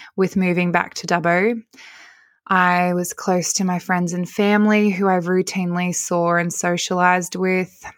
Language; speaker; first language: English; native; English